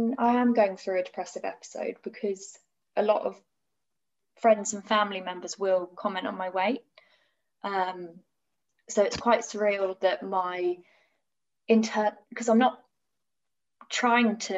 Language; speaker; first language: English; native; English